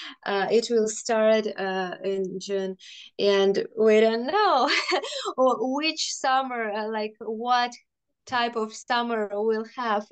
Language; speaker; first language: English; non-native, fluent; Russian